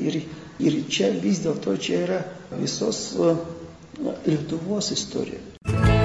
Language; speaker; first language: Lithuanian; non-native, local second language; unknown